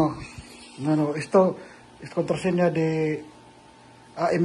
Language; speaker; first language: Spanish; non-native, learner; Filipino